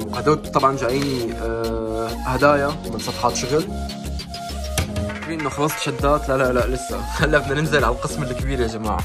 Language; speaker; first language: Arabic; native; Arabic